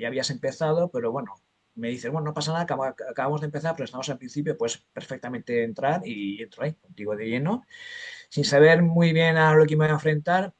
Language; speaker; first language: Spanish; native; Spanish